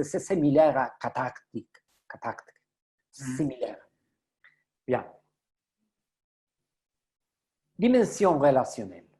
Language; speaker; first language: French; non-native, learner; Spanish